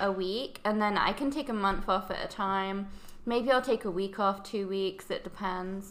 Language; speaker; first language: English; native; English